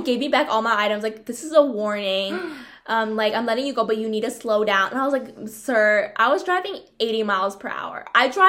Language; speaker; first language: English; early bilingual, other home language; Vietnamese